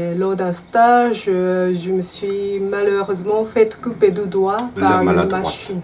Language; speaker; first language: French; non-native, fluent; Japanese